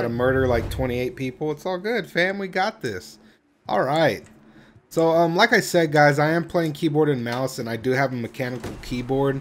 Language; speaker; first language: English; native; English